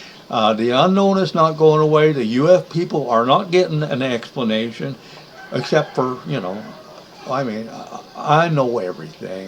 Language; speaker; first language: English; native; English